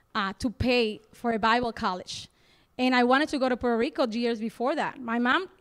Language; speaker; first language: English; non-native, fluent; Spanish